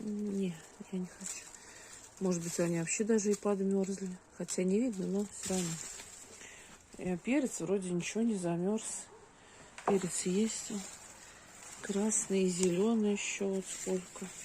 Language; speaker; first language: Russian; native; Russian